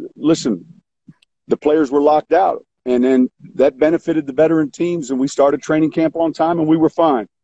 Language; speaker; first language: English; native; English